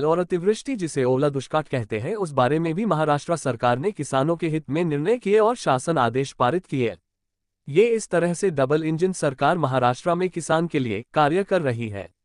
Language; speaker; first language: Hindi; non-native, local second language; Marathi